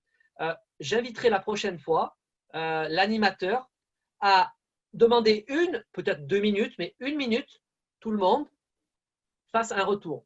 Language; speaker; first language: French; native; French